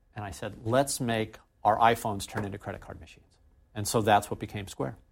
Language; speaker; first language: English; native; English